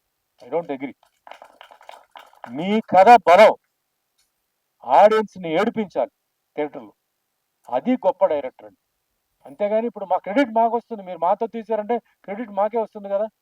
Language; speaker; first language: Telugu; native; Telugu